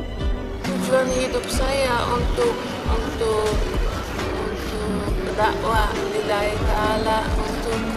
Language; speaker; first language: Indonesian; non-native, fluent; Dutch